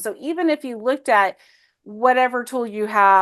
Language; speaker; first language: English; native; English